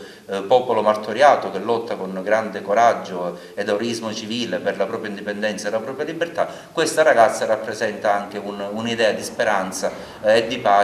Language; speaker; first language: Italian; native; Italian